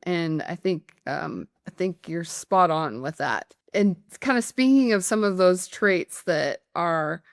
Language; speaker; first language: English; native; English